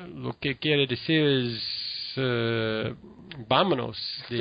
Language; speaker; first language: Spanish; non-native, learner; English